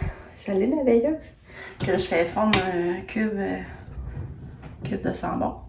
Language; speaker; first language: French; native; French